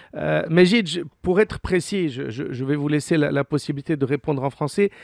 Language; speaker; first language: French; non-native, local second language; Arabic